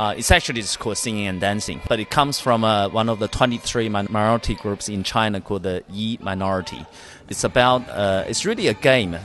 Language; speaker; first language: English; non-native, fluent; Chinese